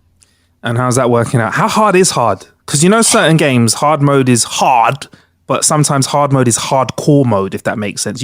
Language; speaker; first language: English; native; English